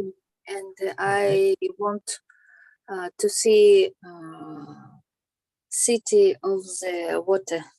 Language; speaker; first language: English; non-native, learner; Kyrgyz